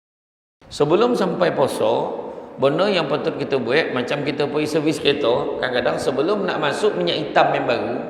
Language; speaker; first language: Malay; native; Malay